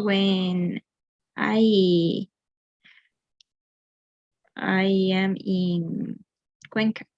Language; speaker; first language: English; non-native, learner; Spanish